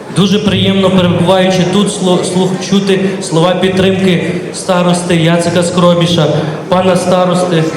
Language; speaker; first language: Ukrainian; native; Ukrainian